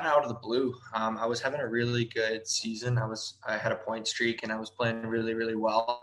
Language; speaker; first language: English; native; English